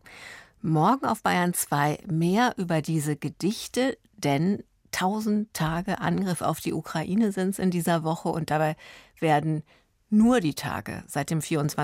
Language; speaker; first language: German; native; German